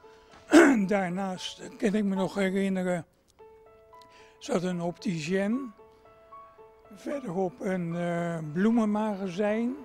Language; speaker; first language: Dutch; native; Dutch